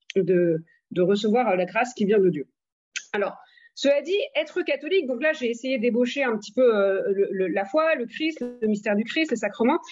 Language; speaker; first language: French; native; French